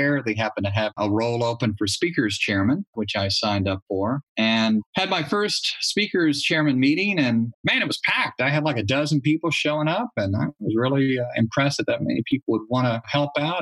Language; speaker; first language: English; native; English